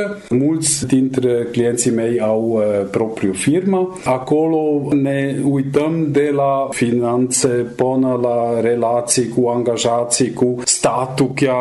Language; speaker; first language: Romanian; non-native, fluent; German